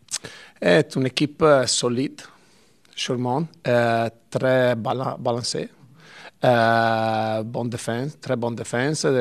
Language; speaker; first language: French; non-native, learner; Italian